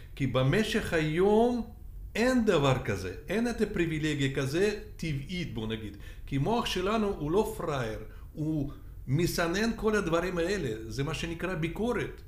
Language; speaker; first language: Hebrew; non-native, fluent; Russian